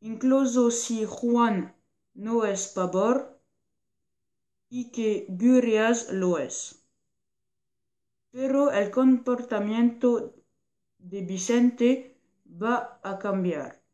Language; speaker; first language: Spanish; non-native, learner; French